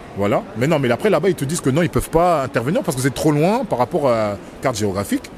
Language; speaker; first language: French; native; French